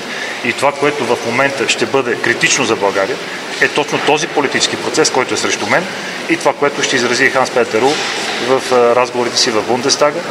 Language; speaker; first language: Bulgarian; native; Bulgarian